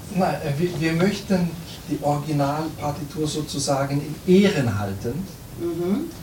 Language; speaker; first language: German; non-native, fluent; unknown